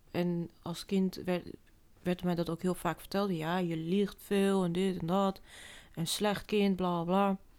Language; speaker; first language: Dutch; early bilingual, other home language; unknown